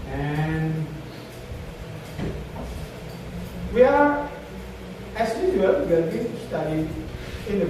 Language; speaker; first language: English; non-native, fluent; Indonesian